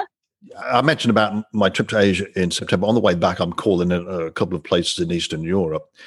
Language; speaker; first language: English; native; English